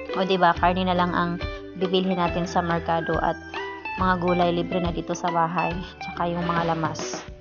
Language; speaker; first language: Filipino; non-native, local second language; Cebuano